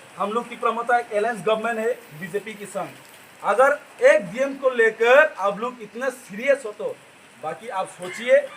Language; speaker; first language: Hindi; non-native, local second language; Kok Borok